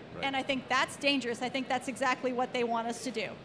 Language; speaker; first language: English; native; English